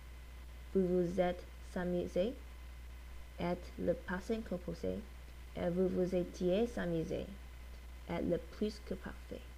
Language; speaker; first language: French; non-native, learner; English